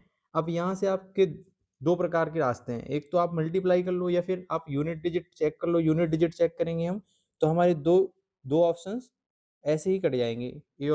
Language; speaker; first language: Hindi; native; Hindi